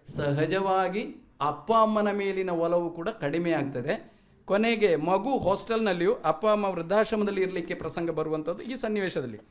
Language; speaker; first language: Kannada; non-native, local second language; Malayalam